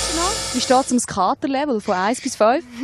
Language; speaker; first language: German; native; German